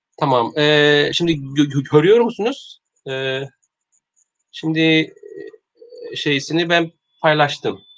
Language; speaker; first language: Turkish; non-native, learner; Korean